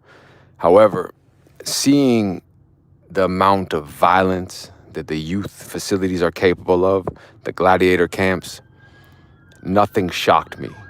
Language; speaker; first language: English; native; English